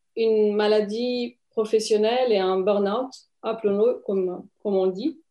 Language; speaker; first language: French; non-native, fluent; Romanian